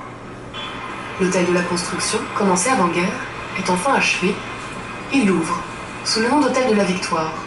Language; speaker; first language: French; native; French